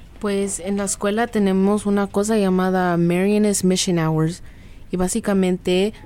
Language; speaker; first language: Spanish; early bilingual, other home language; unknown